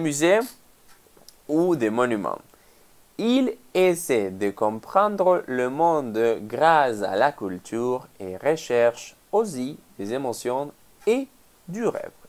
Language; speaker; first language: French; non-native, fluent; Spanish